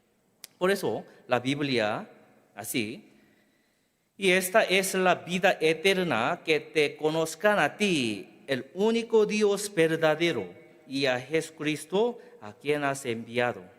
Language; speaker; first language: Spanish; non-native, learner; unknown